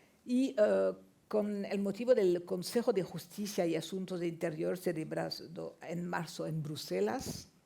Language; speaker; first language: Spanish; non-native, fluent; French